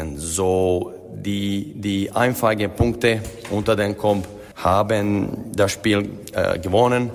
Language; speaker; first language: German; non-native, fluent; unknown